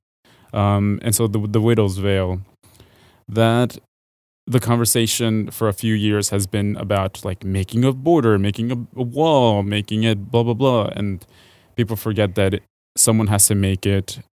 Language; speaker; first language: English; early bilingual, other home language; Spanish